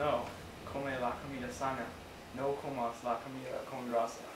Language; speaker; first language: Spanish; non-native, learner; English